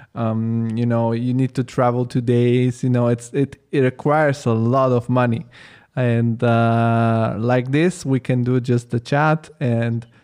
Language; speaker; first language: English; non-native, fluent; Italian